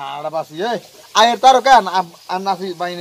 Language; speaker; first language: Indonesian; non-native, learner; Bangla